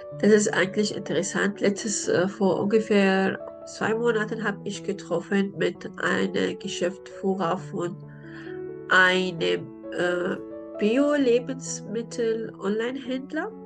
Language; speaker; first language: German; non-native, learner; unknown